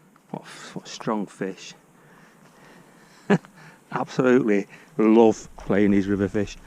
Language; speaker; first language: English; native; English